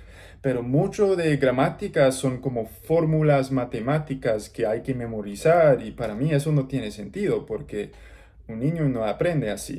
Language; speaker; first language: Spanish; non-native, learner; English